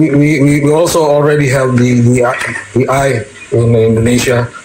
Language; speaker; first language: English; non-native, learner; Indonesian